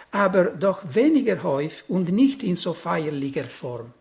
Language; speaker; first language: German; non-native, fluent; Italian